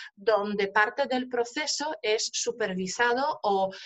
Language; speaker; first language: Spanish; non-native, fluent; Polish